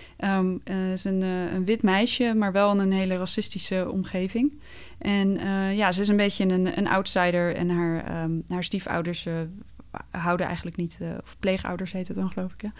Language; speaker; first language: Dutch; native; Dutch